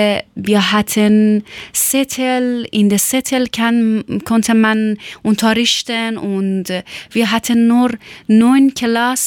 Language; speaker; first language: German; non-native, learner; Persian